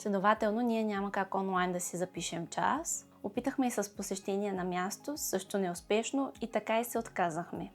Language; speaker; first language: Bulgarian; native; Bulgarian